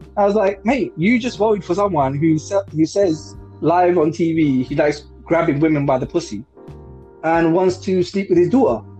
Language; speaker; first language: English; native; English